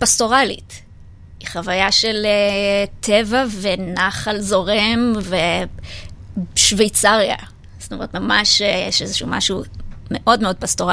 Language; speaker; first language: Hebrew; native; Hebrew